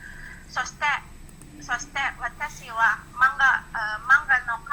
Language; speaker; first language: Japanese; non-native, learner; Indonesian